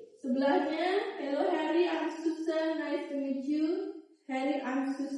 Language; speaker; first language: English; non-native, fluent; Indonesian